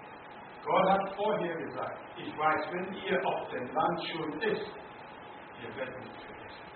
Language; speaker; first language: German; non-native, learner; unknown